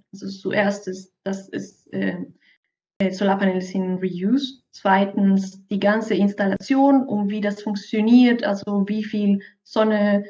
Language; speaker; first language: German; non-native, fluent; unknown